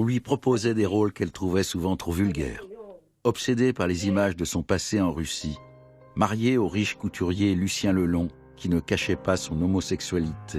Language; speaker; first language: French; native; French